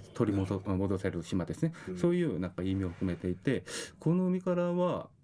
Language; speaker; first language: Japanese; non-native, fluent; Korean